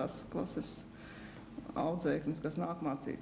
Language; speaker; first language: Latvian; native; Latvian